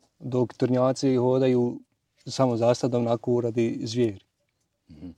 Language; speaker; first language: Bosnian; native; Bosnian